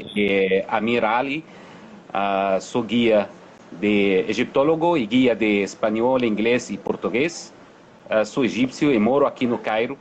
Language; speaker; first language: Portuguese; non-native, fluent; Arabic